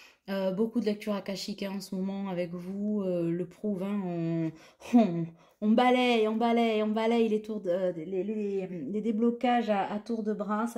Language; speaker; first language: French; native; French